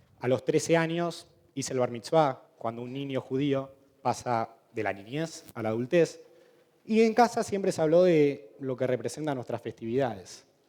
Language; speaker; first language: Spanish; native; Spanish